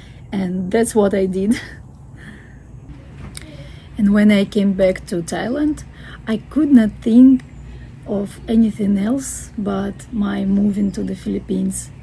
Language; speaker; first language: English; non-native, fluent; Russian